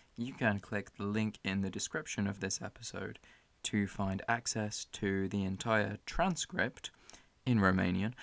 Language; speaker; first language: English; native; English